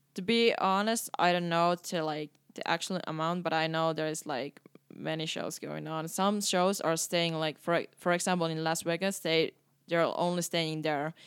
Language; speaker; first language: English; non-native, fluent; Finnish